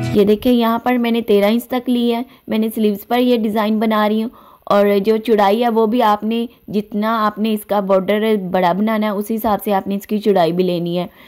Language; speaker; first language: Urdu; native; Urdu